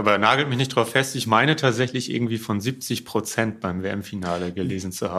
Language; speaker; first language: German; native; German